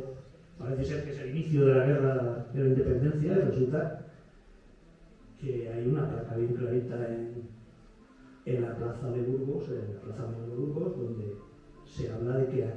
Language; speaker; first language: Spanish; native; Spanish